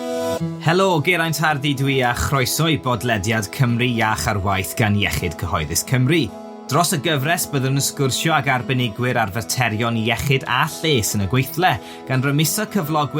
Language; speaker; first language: Welsh; native; Welsh